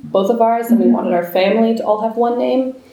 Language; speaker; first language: English; native; English